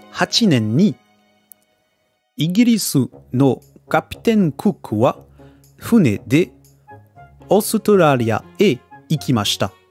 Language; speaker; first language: Japanese; non-native, learner; French